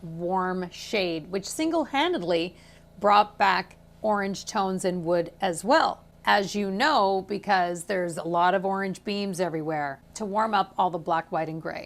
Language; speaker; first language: English; native; English